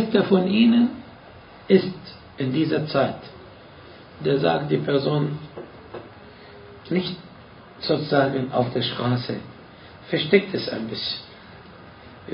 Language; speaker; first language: German; non-native, fluent; Arabic